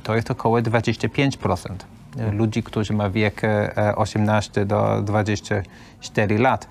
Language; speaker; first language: Polish; non-native, learner; English